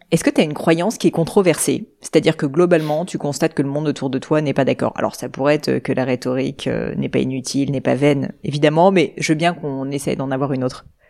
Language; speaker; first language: French; native; French